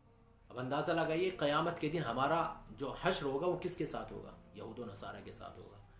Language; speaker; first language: Urdu; native; Urdu